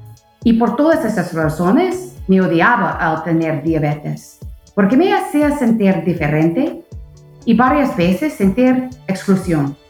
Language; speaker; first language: Spanish; non-native, fluent; English